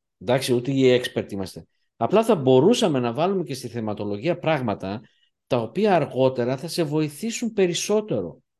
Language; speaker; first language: Greek; early bilingual, heritage; Greek